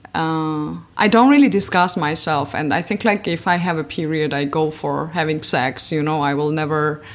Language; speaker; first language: English; non-native, fluent; Georgian